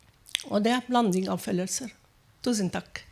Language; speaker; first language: Norwegian; non-native, fluent; Arabic